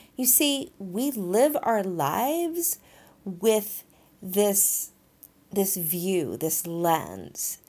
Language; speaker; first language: English; native; English